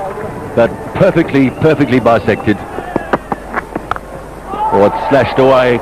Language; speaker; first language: English; native; English